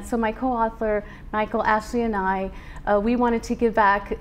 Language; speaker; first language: English; native; English